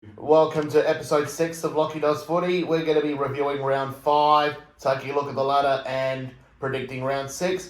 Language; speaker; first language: English; native; English